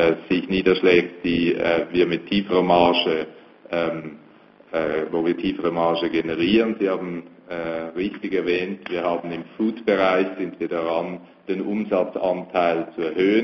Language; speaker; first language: German; native; German